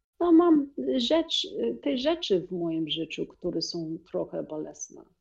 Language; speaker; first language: Polish; non-native, learner; English